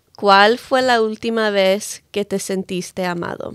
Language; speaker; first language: Spanish; early bilingual, other home language; English